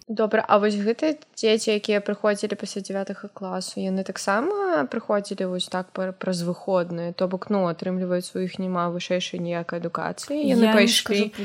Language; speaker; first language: Belarusian; non-native, local second language; Russian